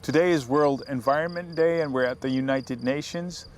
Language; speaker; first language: English; non-native, fluent; Dutch